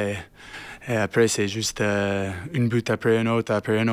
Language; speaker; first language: French; non-native, learner; English